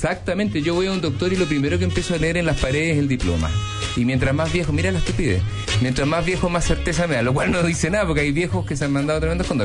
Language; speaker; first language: Spanish; native; Spanish